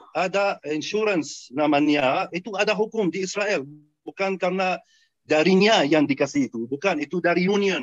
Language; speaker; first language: Indonesian; non-native, fluent; Arabic